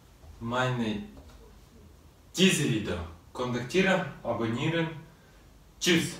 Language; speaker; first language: German; non-native, learner; Russian